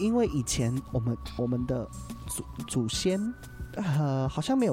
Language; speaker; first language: Chinese; non-native, local second language; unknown